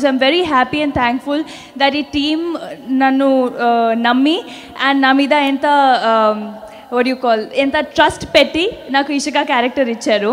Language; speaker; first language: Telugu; non-native, fluent; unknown